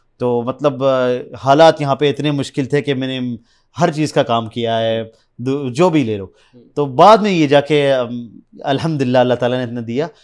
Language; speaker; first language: Urdu; early bilingual, heritage; Urdu